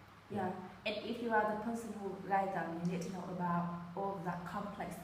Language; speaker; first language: English; non-native, fluent; Vietnamese